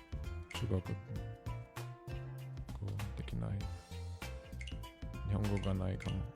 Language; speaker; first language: Japanese; non-native, learner; German